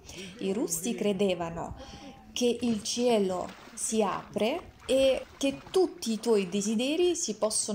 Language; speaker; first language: Italian; non-native, fluent; Russian